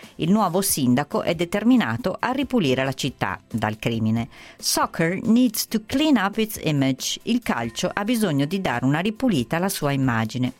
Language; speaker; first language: Italian; native; Italian